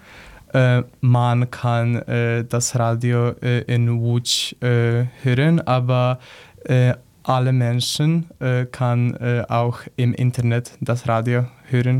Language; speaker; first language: German; non-native, learner; Polish